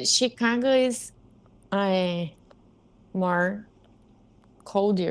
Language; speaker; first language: English; non-native, learner; Portuguese